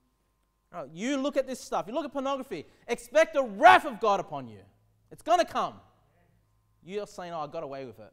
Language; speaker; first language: English; native; English